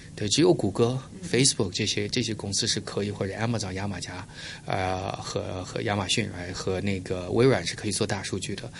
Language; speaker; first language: Chinese; early bilingual, heritage; Chinese